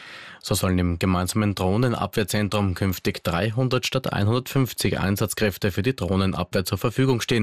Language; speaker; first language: German; native; German